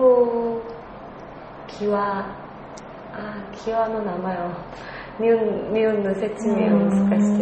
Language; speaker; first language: Japanese; non-native, learner; Korean